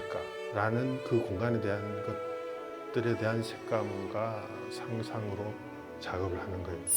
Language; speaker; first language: Korean; native; Korean